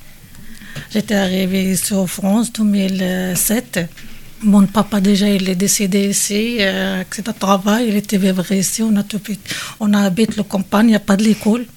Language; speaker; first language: French; non-native, learner; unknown